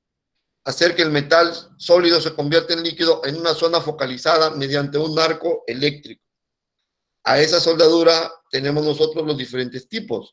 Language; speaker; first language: Spanish; native; Spanish